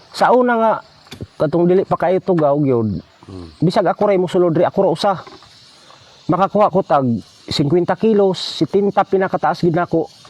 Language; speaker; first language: Cebuano; non-native, local second language; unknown